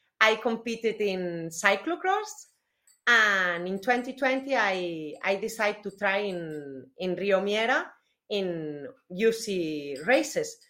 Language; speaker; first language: English; non-native, learner; Spanish